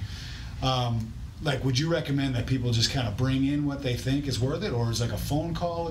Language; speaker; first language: English; native; English